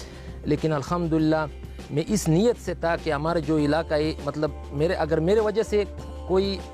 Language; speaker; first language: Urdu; non-native, local second language; Pashto